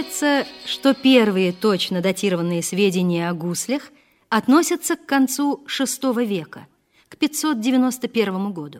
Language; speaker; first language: Russian; native; Russian